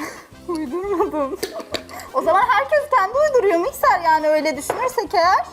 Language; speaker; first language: Turkish; native; Turkish